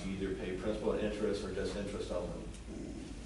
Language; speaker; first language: English; native; English